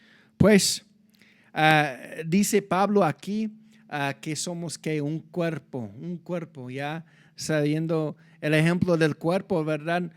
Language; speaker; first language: Spanish; non-native, fluent; English